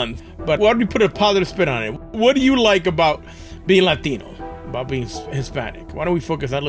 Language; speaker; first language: English; early bilingual, other home language; Spanish